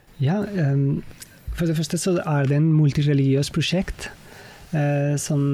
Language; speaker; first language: Norwegian; non-native, fluent; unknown